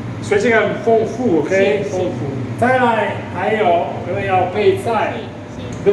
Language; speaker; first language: Chinese; non-native, fluent; Italian